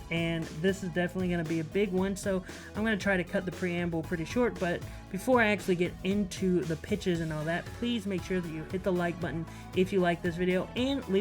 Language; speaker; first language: English; native; English